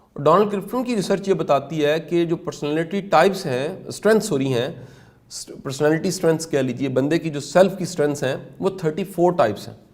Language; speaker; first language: Urdu; non-native, local second language; Punjabi